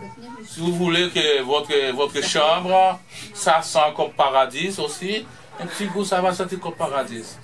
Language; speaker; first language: French; non-native, fluent; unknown